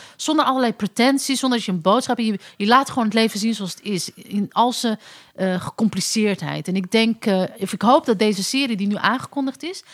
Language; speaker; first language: Dutch; early bilingual, other home language; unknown